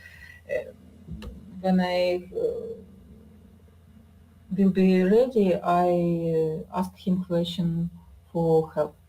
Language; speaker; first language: English; non-native, learner; Russian